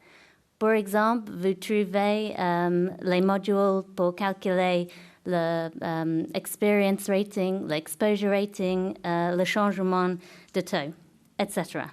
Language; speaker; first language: French; non-native, fluent; English